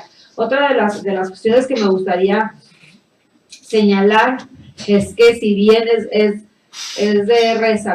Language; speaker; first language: Spanish; native; Spanish